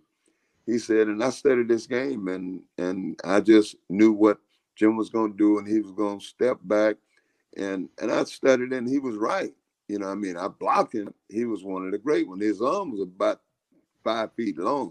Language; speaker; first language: English; native; English